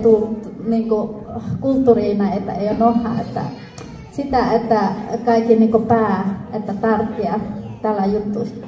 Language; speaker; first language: Finnish; non-native, fluent; Jarai